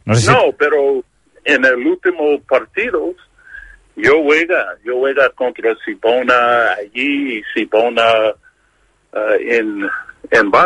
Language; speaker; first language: Spanish; non-native, learner; English